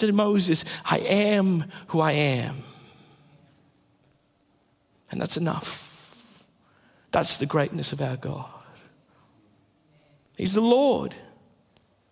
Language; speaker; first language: English; native; English